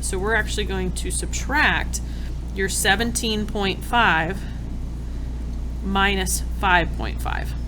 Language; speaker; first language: English; native; English